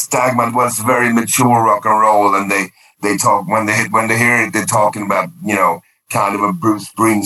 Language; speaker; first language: English; non-native, fluent; Swedish